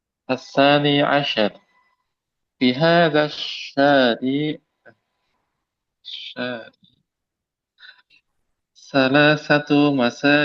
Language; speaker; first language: Arabic; non-native, learner; Indonesian